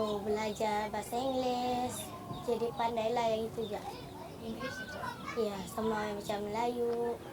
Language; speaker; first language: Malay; early bilingual, other home language; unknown